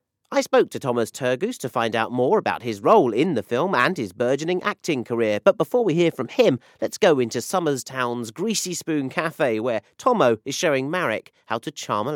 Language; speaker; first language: English; native; English